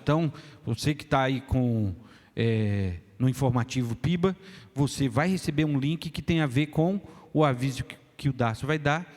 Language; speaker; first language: Portuguese; native; Portuguese